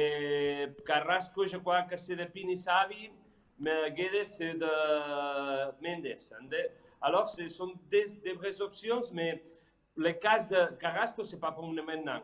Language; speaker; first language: French; non-native, fluent; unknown